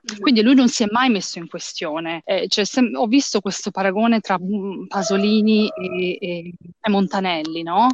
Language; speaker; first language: Italian; early bilingual, other home language; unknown